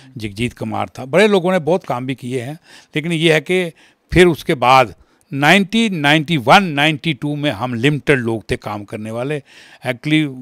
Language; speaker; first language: Hindi; non-native, local second language; Kashmiri